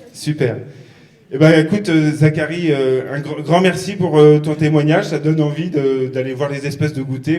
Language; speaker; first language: French; native; French